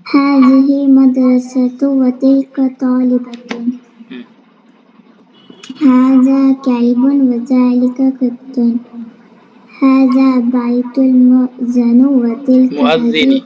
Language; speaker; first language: Arabic; non-native, learner; Malayalam